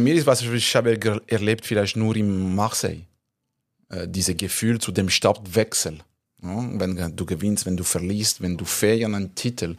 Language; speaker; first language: German; non-native, local second language; French